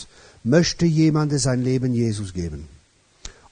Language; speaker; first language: German; non-native, fluent; French